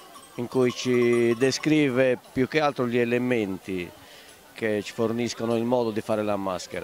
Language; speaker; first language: Italian; native; Italian